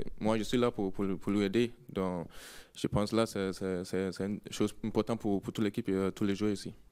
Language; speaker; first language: French; non-native, learner; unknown